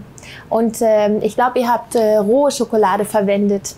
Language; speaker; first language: German; native; German